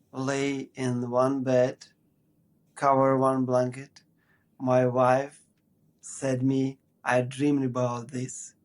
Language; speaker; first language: English; non-native, learner; Ukrainian